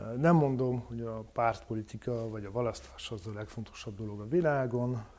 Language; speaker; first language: Hungarian; non-native, fluent; French